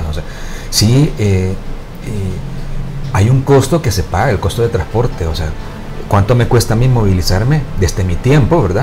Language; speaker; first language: Spanish; native; Spanish